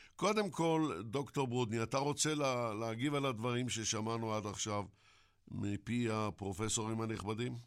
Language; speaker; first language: Hebrew; native; Hebrew